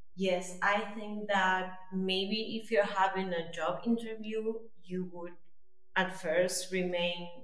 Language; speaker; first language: English; non-native, fluent; Spanish